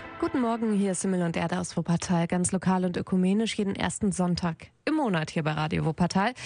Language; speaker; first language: German; native; German